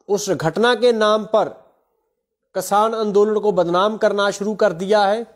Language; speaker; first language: Hindi; non-native, local second language; Punjabi